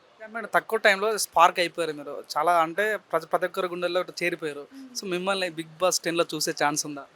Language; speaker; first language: Telugu; native; Telugu